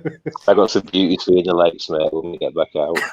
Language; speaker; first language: English; native; English